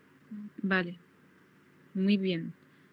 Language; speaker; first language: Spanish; non-native, fluent; Arabic